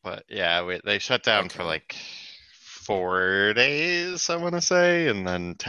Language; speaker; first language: English; native; English